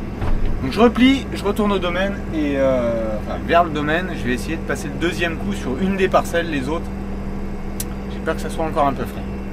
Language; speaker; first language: French; native; French